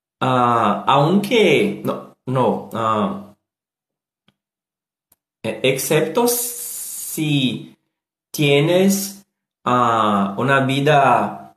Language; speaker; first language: Spanish; non-native, learner; Portuguese